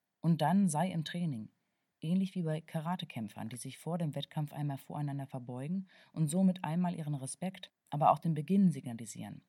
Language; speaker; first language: German; native; German